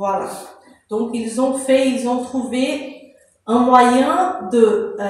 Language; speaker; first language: French; non-native, fluent; Portuguese